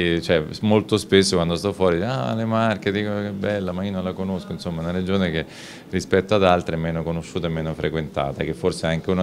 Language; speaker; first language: Italian; native; Italian